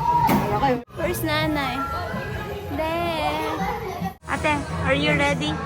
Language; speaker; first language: English; non-native, local second language; Filipino